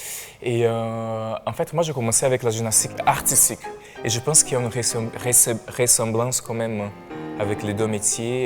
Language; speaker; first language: French; non-native, fluent; Portuguese